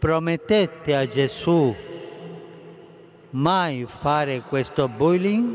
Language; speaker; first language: Italian; non-native, fluent; Spanish